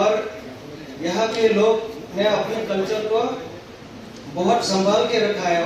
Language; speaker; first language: Hindi; non-native, local second language; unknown